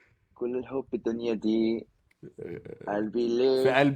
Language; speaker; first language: Arabic; non-native, learner; Spanish